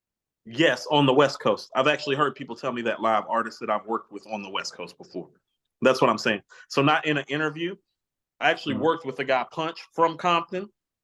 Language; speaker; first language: English; native; English